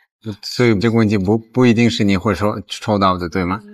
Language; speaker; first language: Chinese; non-native, fluent; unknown